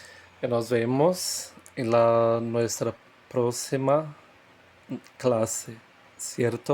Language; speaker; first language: Spanish; non-native, fluent; Portuguese